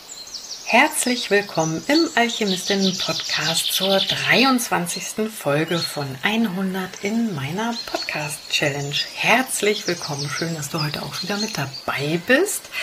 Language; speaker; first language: German; native; German